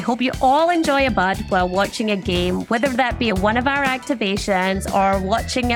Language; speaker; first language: English; native; English